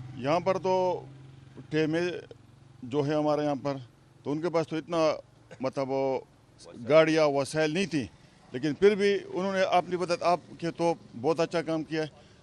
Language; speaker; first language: Urdu; non-native, local second language; Pashto